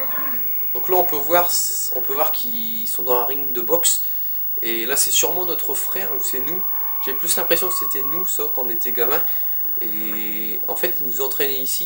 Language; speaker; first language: French; native; French